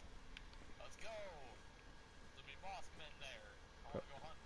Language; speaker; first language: English; native; English